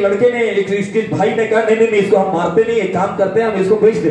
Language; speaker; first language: Hindi; native; Hindi